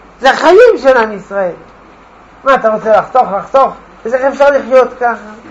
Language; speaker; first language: Hebrew; non-native, fluent; French